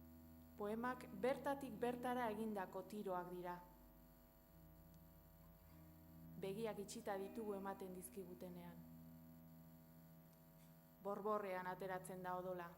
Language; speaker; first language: Basque; native; Basque